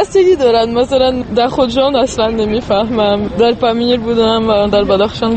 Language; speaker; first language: Persian; non-native, fluent; French